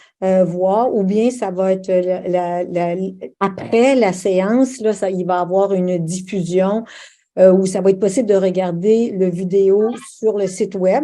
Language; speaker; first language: French; native; French